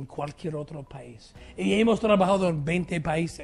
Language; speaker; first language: Spanish; non-native, fluent; English